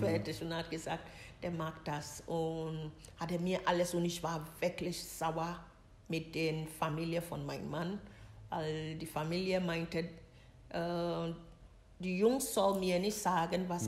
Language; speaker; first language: German; non-native, learner; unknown